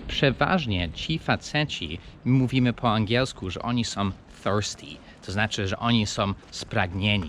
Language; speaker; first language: Polish; non-native, fluent; English